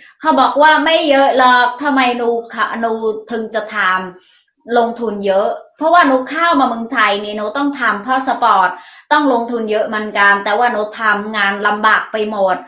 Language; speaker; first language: Thai; non-native, learner; Mon